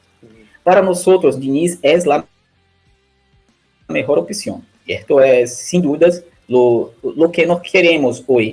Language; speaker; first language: Spanish; non-native, learner; Portuguese